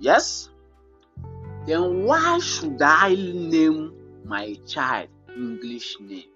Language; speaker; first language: English; non-native, local second language; Igbo